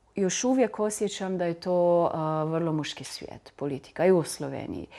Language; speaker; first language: Serbian; non-native, fluent; Slovenian